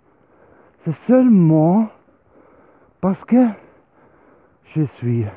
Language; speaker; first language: French; non-native, learner; Swiss German